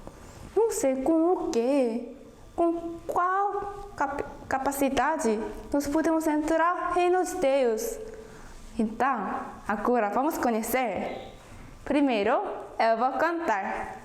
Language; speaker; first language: Portuguese; non-native, fluent; Korean